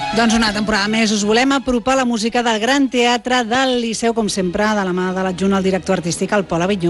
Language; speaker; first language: Catalan; native; Catalan